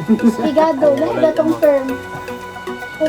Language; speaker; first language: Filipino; non-native, local second language; Cebuano